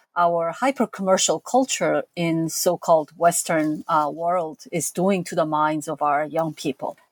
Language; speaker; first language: English; non-native, fluent; Korean